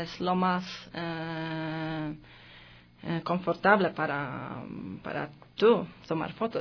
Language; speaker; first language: Spanish; non-native, learner; Polish